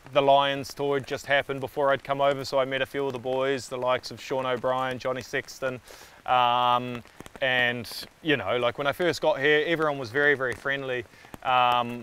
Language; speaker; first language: English; native; English